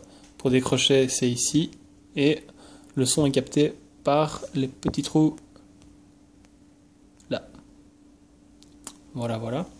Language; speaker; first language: French; native; French